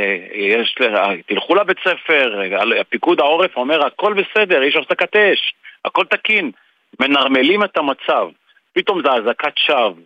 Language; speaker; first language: Hebrew; native; Hebrew